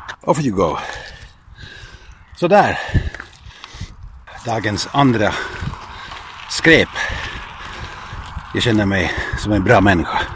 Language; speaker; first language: Swedish; non-native, fluent; Finnish